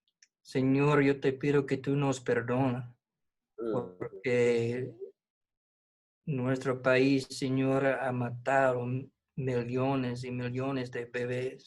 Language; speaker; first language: Spanish; non-native, fluent; English